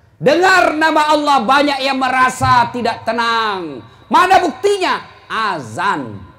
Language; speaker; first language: Indonesian; native; Indonesian